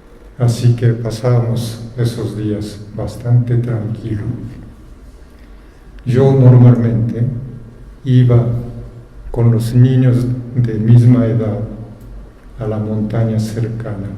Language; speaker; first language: Spanish; non-native, fluent; Japanese